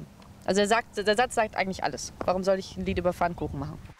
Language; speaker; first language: German; native; German